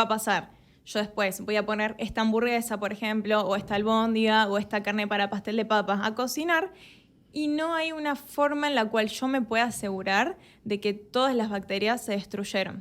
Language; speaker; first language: Spanish; native; Spanish